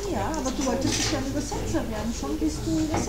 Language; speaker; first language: German; native; German